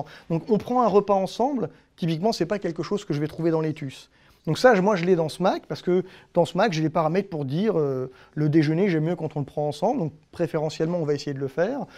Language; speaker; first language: French; native; French